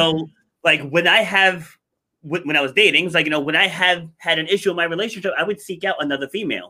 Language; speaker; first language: English; native; English